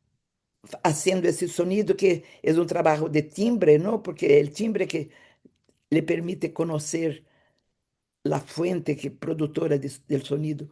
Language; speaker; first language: Spanish; non-native, fluent; Portuguese